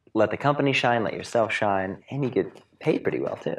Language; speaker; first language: English; native; English